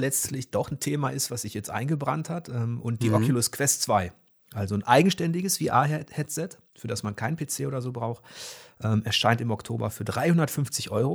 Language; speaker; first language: German; native; German